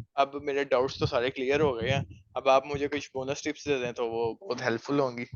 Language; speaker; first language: Urdu; non-native, local second language; Punjabi